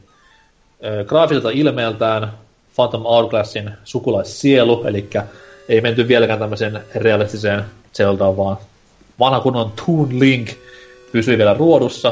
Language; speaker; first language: Finnish; native; Finnish